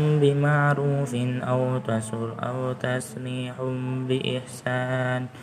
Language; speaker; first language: Arabic; non-native, learner; Indonesian